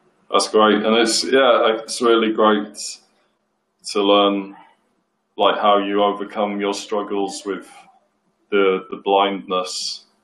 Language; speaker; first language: English; native; English